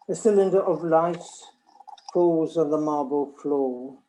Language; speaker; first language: English; non-native, fluent; Lithuanian